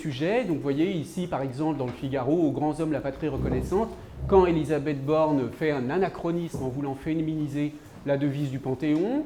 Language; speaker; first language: French; native; French